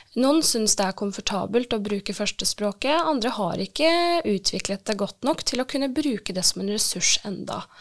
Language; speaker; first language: Norwegian; early bilingual, other home language; Turkish